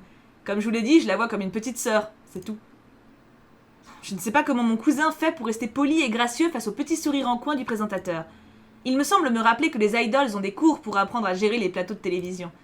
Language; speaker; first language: French; native; French